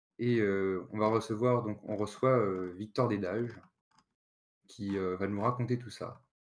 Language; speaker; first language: French; native; French